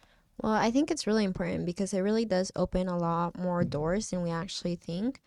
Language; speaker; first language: English; non-native, fluent; Spanish